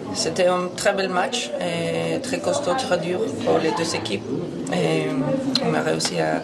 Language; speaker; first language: French; non-native, fluent; Spanish